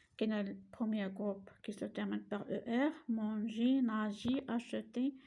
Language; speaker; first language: French; non-native, local second language; Arabic